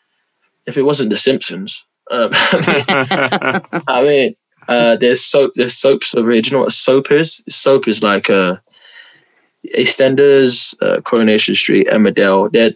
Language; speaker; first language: English; native; English